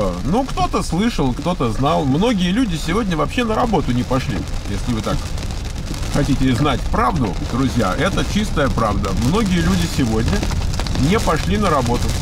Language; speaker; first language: Russian; native; Russian